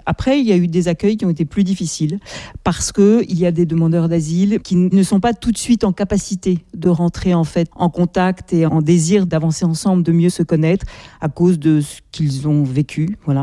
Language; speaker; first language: French; native; French